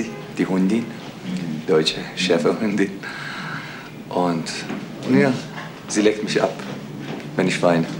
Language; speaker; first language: German; non-native, fluent; Persian